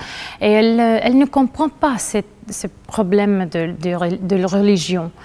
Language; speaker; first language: French; non-native, fluent; Spanish